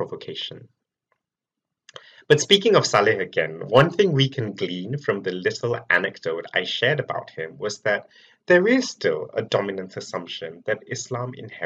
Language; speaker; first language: English; non-native, local second language; Malay